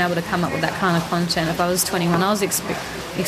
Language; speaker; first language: English; native; English